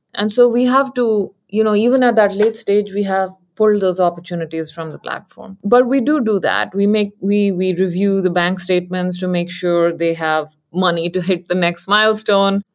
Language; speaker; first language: English; non-native, local second language; Hindi